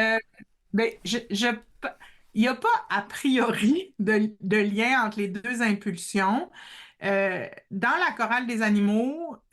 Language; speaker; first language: French; native; French